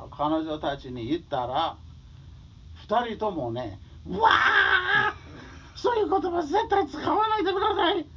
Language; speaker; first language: Japanese; non-native, fluent; English